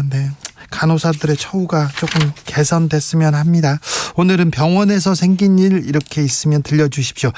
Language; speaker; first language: Korean; native; Korean